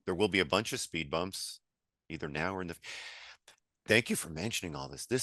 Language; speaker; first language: English; native; English